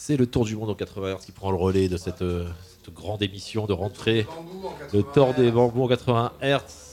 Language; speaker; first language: French; native; French